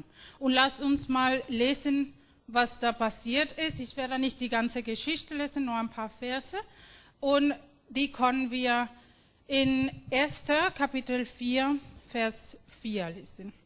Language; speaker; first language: German; non-native, fluent; Spanish